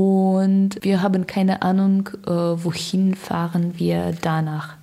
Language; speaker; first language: German; non-native, learner; Russian